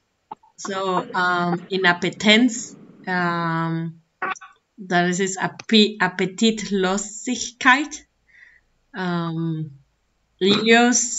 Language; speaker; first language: German; non-native, learner; Spanish